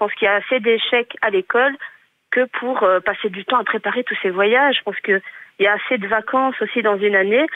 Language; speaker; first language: French; native; French